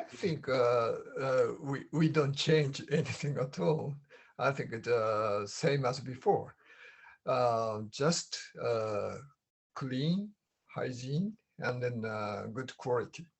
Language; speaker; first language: English; non-native, learner; Japanese